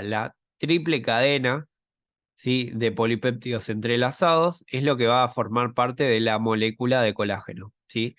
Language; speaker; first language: Spanish; native; Spanish